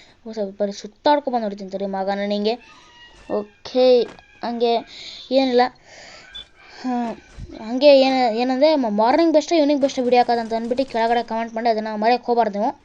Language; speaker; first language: Kannada; native; Kannada